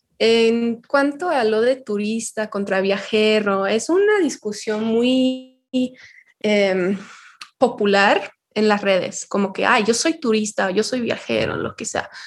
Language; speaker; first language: Spanish; non-native, fluent; English